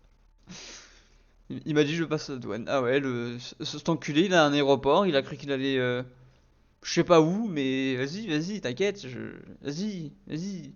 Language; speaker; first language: French; native; French